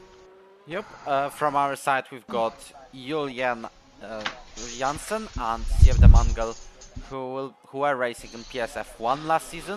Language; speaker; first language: English; non-native, fluent; Polish